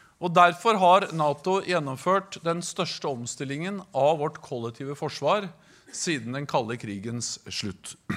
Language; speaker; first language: Norwegian; native; Norwegian